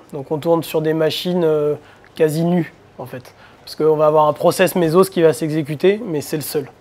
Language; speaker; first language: French; native; French